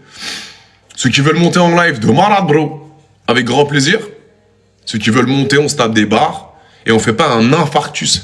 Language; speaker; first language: French; native; French